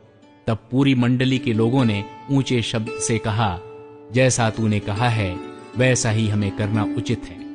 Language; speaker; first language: Hindi; native; Hindi